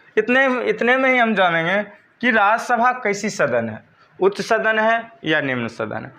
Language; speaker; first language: Hindi; native; Hindi